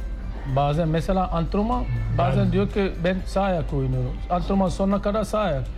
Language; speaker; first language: Turkish; non-native, learner; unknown